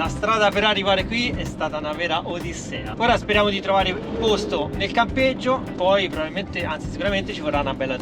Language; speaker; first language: Italian; native; Italian